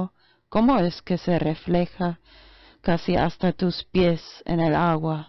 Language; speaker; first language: Spanish; non-native, fluent; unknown